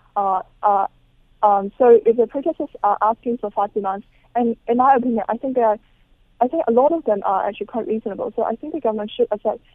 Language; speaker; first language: English; non-native, local second language; Cantonese